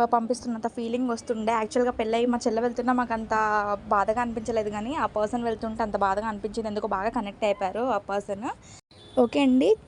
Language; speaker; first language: Telugu; non-native, local second language; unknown